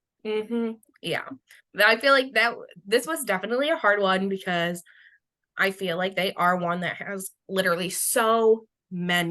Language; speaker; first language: English; native; English